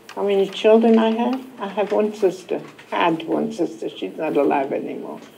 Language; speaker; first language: English; non-native, fluent; German